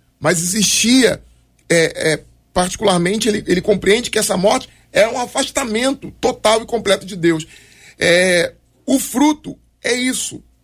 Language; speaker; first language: Portuguese; native; Portuguese